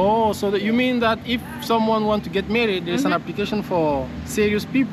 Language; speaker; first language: English; non-native, learner; French